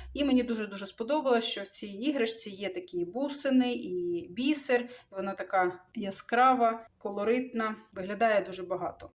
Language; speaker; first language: Ukrainian; non-native, local second language; Russian